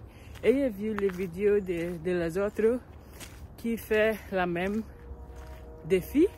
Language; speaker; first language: French; non-native, learner; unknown